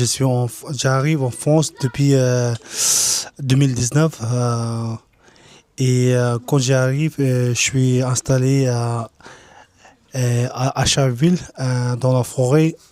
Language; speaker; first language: French; non-native, learner; Tibetan